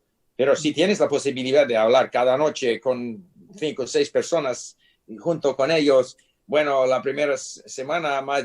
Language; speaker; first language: Spanish; non-native, fluent; English